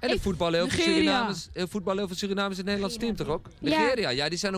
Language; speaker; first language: Dutch; native; Dutch